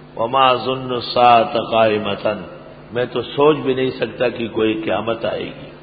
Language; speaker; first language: Urdu; non-native, local second language; Pashto